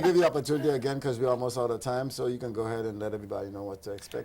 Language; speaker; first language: English; native; English